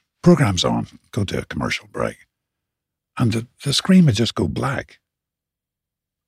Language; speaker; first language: English; native; English